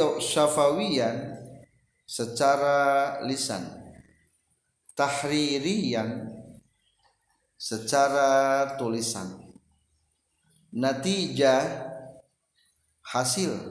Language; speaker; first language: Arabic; non-native, fluent; Indonesian